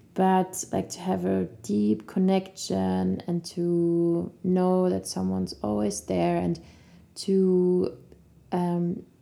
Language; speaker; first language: English; non-native, fluent; German